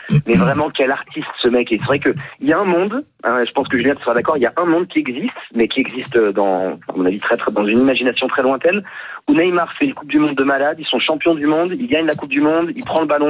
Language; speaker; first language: French; native; French